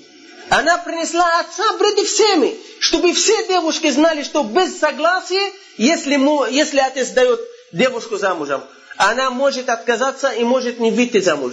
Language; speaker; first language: Russian; non-native, fluent; Arabic